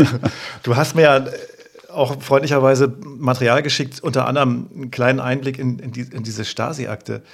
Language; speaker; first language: German; native; German